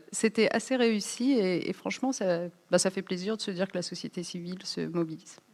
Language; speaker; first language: French; early bilingual, other home language; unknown